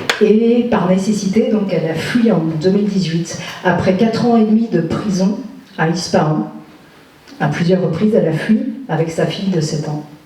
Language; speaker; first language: French; native; French